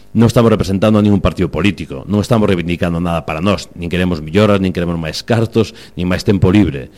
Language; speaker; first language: Galician; native; Galician